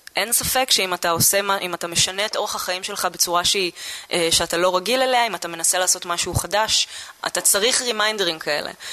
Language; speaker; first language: Hebrew; native; Hebrew